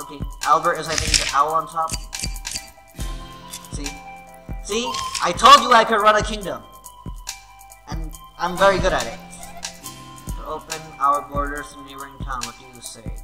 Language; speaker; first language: English; non-native, local second language; Urdu